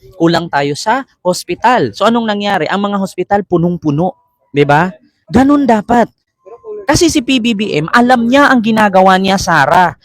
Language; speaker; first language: Filipino; native; Filipino